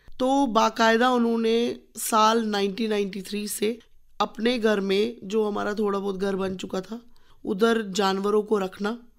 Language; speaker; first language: Hindi; native; Hindi